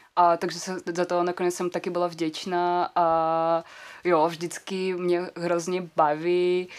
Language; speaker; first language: Czech; non-native, fluent; Kazakh